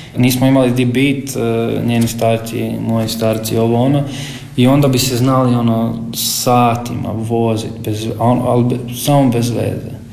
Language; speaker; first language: Croatian; native; Croatian